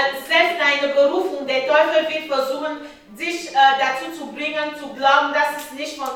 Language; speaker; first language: German; non-native, learner; French